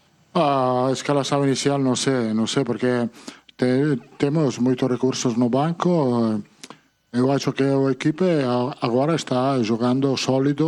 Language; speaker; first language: Portuguese; non-native, fluent; Italian